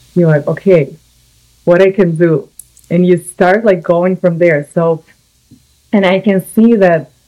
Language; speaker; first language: English; non-native, fluent; Russian